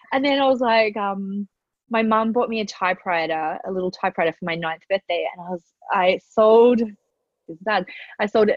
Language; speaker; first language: English; native; English